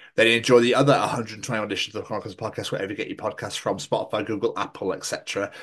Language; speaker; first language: English; native; English